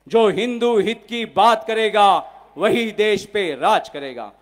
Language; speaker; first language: Hindi; non-native, local second language; Marathi